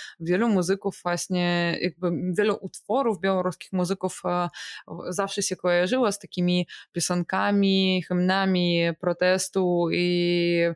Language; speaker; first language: Polish; non-native, fluent; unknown